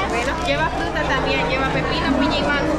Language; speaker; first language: Spanish; native; Spanish